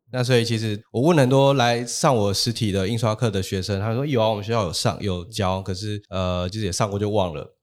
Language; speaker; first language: Chinese; non-native, local second language; Min Nan Chinese